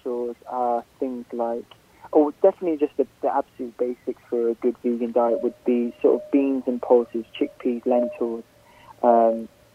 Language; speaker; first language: English; native; English